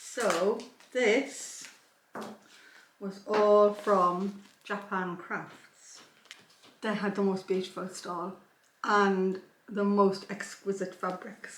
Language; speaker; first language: English; native; English